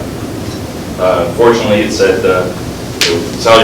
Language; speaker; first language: English; native; English